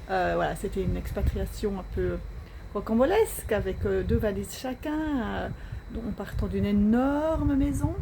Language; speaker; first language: French; native; French